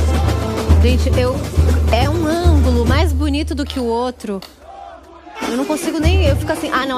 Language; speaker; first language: Portuguese; native; Portuguese